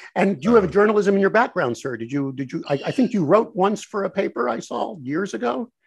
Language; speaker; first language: English; native; English